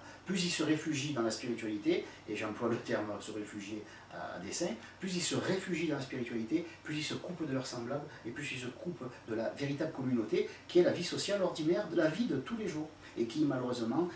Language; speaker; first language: French; native; French